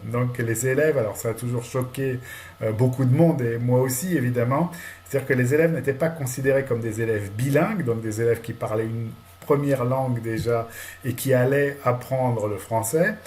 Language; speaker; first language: French; native; French